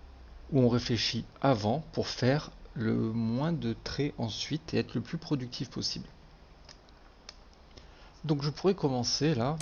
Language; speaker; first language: French; native; French